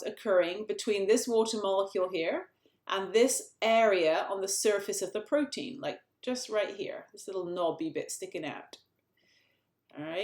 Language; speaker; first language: English; native; English